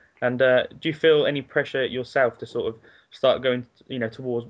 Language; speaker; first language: English; native; English